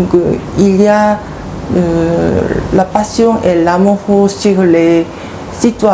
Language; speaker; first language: French; non-native, learner; Korean